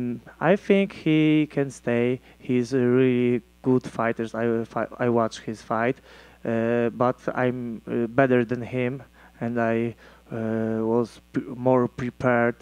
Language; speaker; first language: English; non-native, learner; Polish